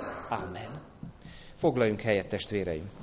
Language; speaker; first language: Hungarian; native; Hungarian